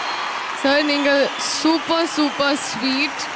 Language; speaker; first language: Tamil; non-native, learner; Telugu